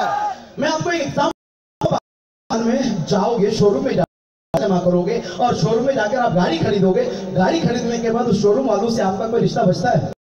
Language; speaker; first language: Hindi; native; Hindi